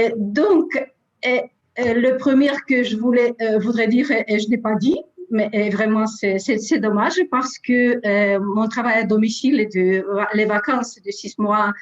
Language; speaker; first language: French; non-native, fluent; Russian